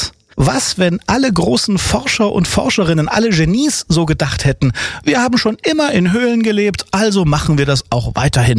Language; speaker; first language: German; native; German